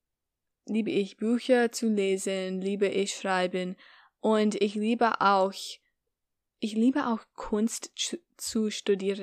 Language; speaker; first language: German; non-native, learner; English